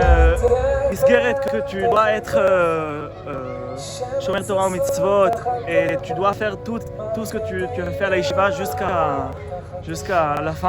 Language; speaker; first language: French; early bilingual, heritage; French